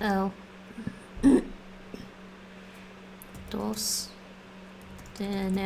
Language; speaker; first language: Spanish; non-native, learner; English